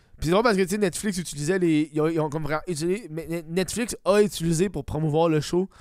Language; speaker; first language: French; native; French